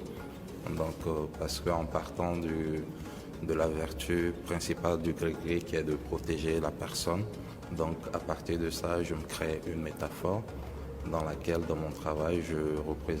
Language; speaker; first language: French; non-native, local second language; Bambara